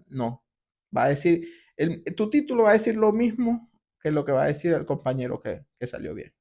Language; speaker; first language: Spanish; native; Spanish